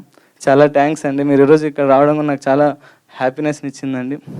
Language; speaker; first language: Telugu; native; Telugu